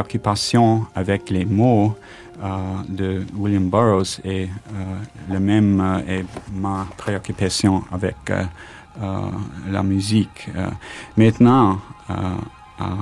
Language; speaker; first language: French; non-native, learner; English